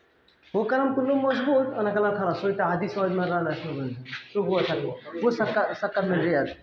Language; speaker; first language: Arabic; non-native, learner; Bangla